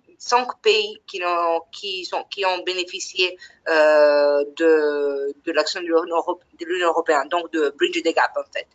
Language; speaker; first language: French; non-native, fluent; Italian